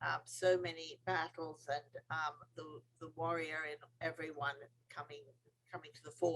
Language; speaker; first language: English; native; English